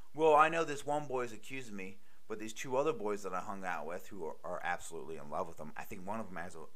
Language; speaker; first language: English; native; English